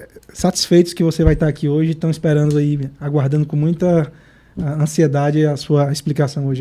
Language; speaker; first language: Portuguese; native; Portuguese